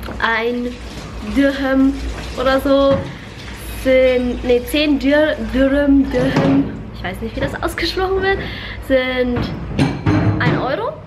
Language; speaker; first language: German; early bilingual, other home language; Vietnamese